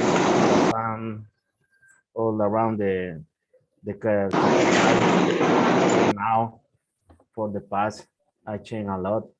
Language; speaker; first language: English; non-native, learner; Spanish